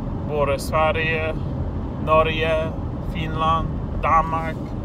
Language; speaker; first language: Swedish; non-native, fluent; English